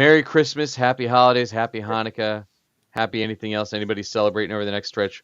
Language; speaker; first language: English; native; English